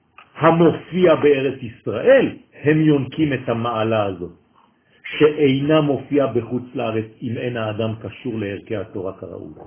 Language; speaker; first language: Hebrew; non-native, fluent; French